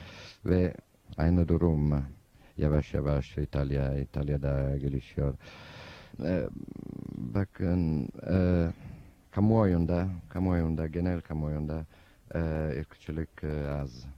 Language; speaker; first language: Turkish; non-native, fluent; Italian